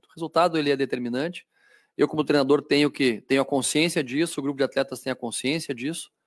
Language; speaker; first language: Portuguese; native; Portuguese